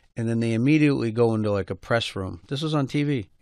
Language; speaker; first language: English; native; English